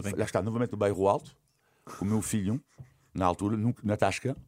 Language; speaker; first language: Portuguese; non-native, fluent; French